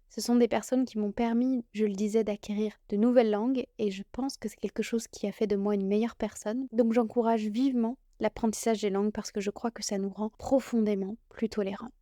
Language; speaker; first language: French; native; French